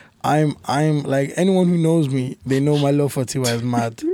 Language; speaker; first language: English; native; English